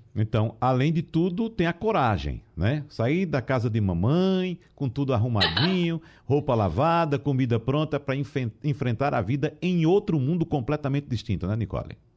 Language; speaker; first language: Portuguese; native; Portuguese